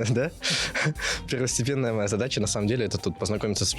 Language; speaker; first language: Russian; native; Russian